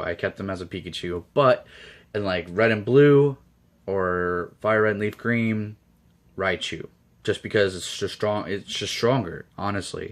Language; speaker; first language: English; native; English